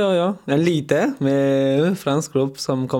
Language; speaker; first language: Swedish; early bilingual, heritage; French